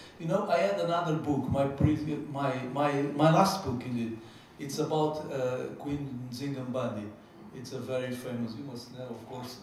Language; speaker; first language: English; non-native, fluent; Portuguese